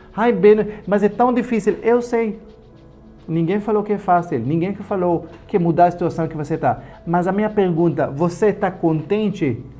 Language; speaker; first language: Portuguese; non-native, fluent; Hebrew